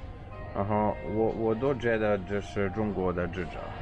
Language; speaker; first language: Chinese; non-native, learner; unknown